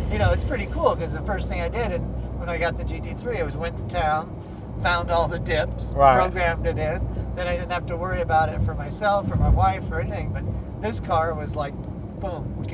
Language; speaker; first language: English; native; English